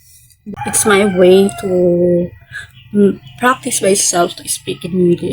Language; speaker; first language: English; non-native, learner; Filipino